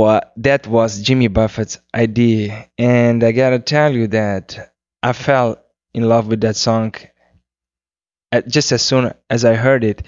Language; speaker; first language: English; non-native, fluent; Kabuverdianu